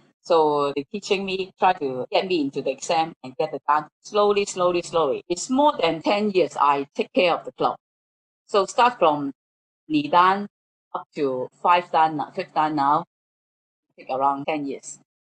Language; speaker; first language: English; non-native, local second language; Cantonese